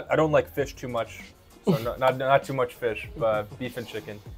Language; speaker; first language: English; native; English